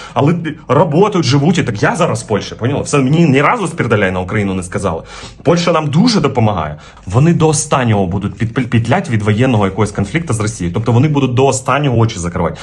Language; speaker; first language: Ukrainian; native; Ukrainian